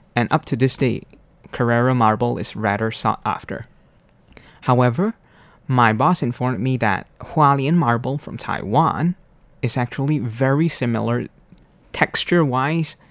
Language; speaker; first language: English; non-native, local second language; Cantonese